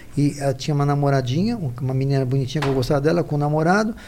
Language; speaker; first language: Portuguese; native; Portuguese